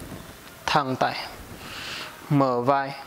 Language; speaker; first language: Vietnamese; non-native, learner; Hindi